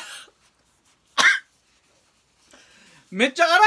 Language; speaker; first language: Japanese; non-native, learner; Filipino